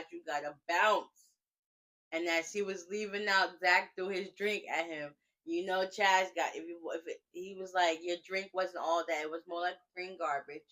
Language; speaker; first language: English; native; English